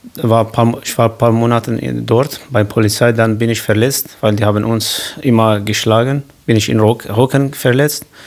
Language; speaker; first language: German; non-native, learner; Kurdish